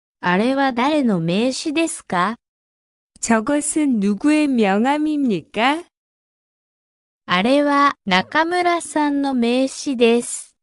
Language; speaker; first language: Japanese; non-native, fluent; Korean